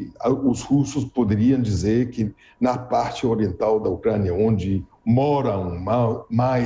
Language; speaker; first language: Portuguese; non-native, fluent; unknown